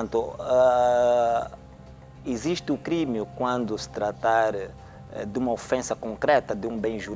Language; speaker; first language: Portuguese; native; Portuguese